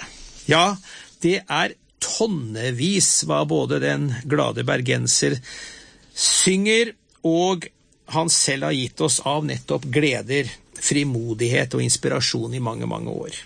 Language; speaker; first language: Norwegian; native; Norwegian